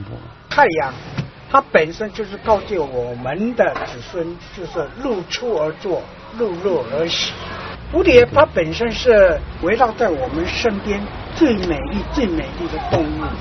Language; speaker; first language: Chinese; native; Chinese